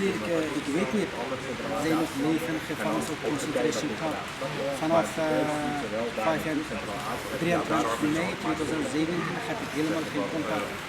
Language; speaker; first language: Dutch; non-native, learner; Uyghur